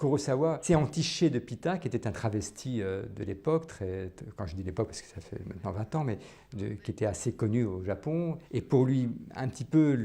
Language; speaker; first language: French; native; French